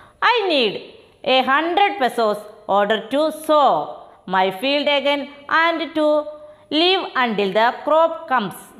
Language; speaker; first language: English; non-native, local second language; Malayalam